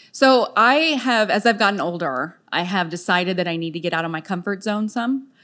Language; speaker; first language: English; native; English